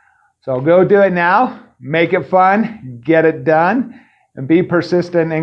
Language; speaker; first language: English; native; English